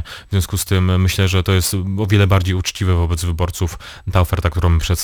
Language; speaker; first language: Polish; native; Polish